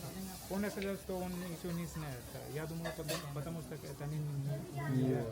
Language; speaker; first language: Russian; non-native, learner; Hindi